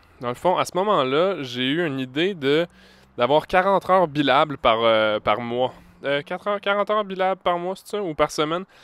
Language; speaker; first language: French; native; French